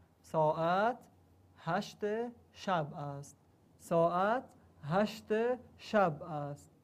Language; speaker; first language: Persian; non-native, learner; Arabic